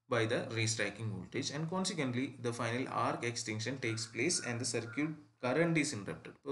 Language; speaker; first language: English; non-native, local second language; Malayalam